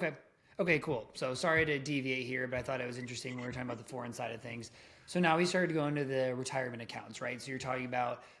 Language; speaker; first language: English; native; English